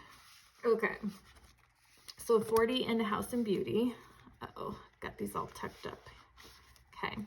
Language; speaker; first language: English; native; English